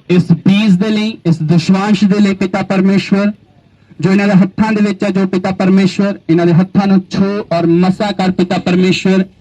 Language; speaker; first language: Hindi; non-native, local second language; Punjabi